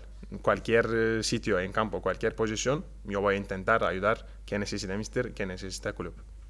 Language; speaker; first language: Spanish; non-native, learner; Turkish